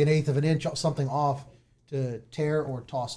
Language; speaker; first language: English; native; English